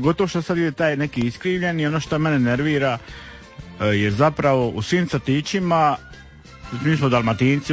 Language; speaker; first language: Croatian; native; Croatian